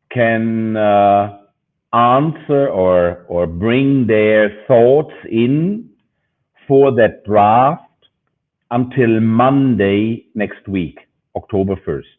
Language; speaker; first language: English; non-native, fluent; German